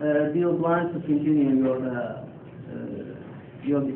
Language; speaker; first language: English; non-native, learner; Arabic